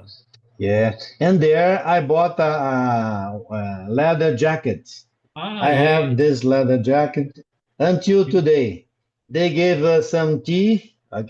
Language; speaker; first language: English; non-native, learner; Portuguese